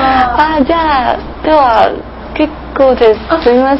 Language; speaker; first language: Japanese; non-native, learner; English